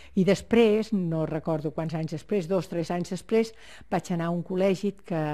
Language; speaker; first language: Catalan; native; Catalan